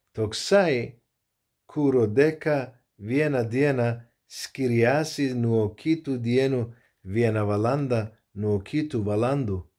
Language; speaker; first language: Lithuanian; non-native, learner; Turkish